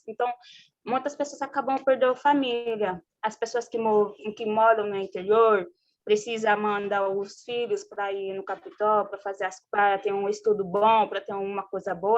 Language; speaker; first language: Portuguese; non-native, fluent; Haitian Creole